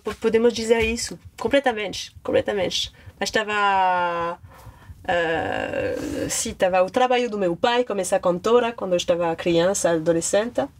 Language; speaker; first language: Portuguese; non-native, fluent; French